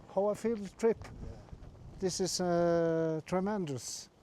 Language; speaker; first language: English; non-native, fluent; Norwegian